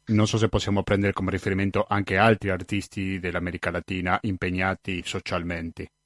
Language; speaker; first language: Italian; non-native, fluent; Spanish